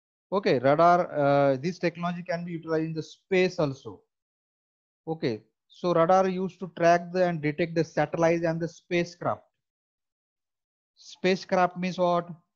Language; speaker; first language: English; non-native, local second language; Marathi